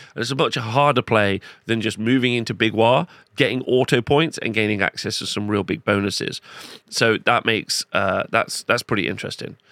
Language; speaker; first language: English; native; English